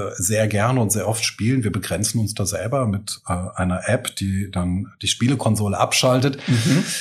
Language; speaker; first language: German; native; German